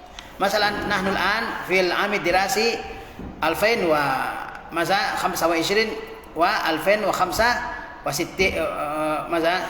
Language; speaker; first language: Arabic; non-native, fluent; Indonesian